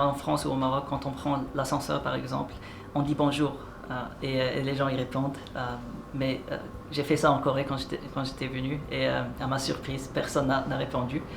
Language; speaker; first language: French; non-native, local second language; Arabic